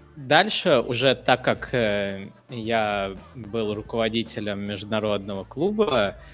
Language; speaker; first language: Russian; non-native, fluent; Hindi